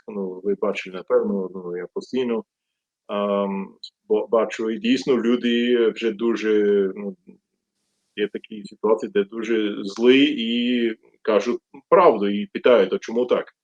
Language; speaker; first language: Ukrainian; non-native, fluent; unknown